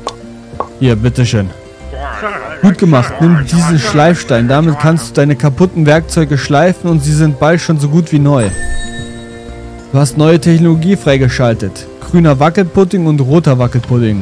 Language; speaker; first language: German; native; German